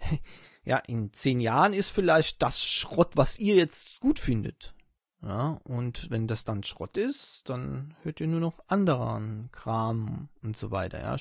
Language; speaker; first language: German; native; German